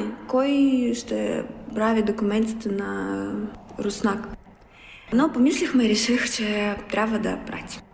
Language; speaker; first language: Bulgarian; non-native, learner; Russian